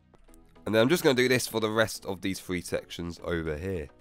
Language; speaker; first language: English; native; English